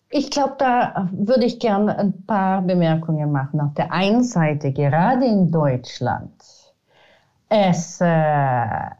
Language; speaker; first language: German; non-native, fluent; Italian